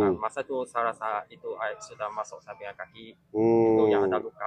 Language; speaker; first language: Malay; non-native, local second language; Chinese